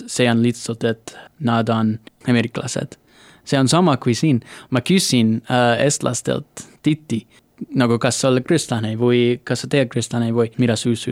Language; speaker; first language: Estonian; non-native, learner; English